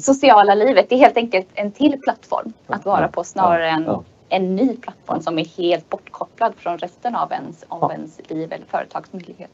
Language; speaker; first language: Swedish; native; Swedish